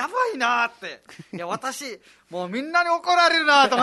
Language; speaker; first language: Japanese; non-native, fluent; Nepali